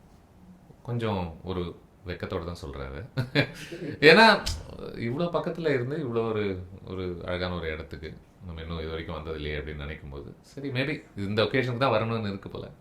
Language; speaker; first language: Tamil; native; Tamil